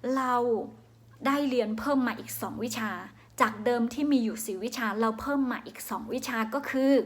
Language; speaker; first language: Thai; non-native, fluent; Shan